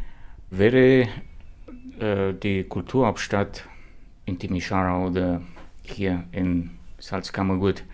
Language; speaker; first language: German; non-native, fluent; Romanian